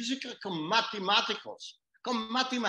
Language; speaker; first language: Spanish; non-native, learner; English